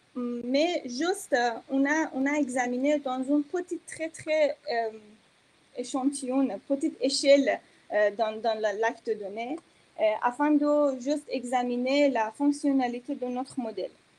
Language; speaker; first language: French; non-native, fluent; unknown